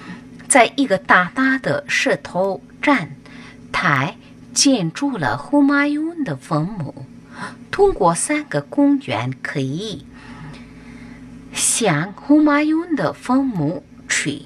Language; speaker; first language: Chinese; non-native, fluent; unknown